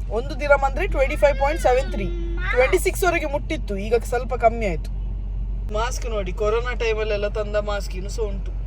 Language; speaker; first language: Kannada; non-native, local second language; Tulu